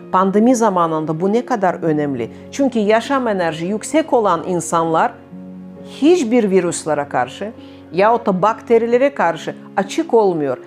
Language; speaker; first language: Turkish; non-native, fluent; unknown